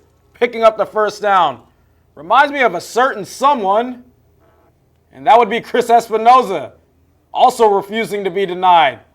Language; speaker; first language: English; native; English